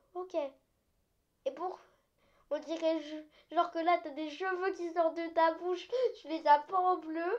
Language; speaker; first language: French; native; French